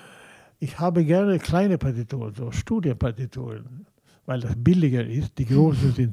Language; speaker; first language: German; non-native, fluent; Swedish